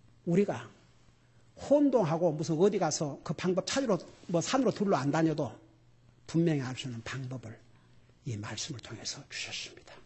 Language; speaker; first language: Korean; native; Korean